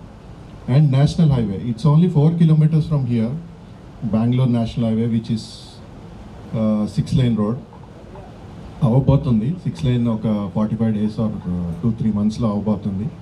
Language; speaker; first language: Telugu; native; Telugu